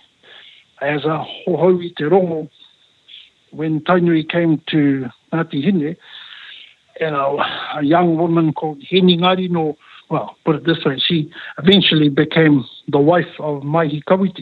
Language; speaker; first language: English; native; English